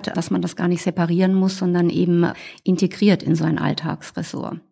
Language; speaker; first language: German; native; German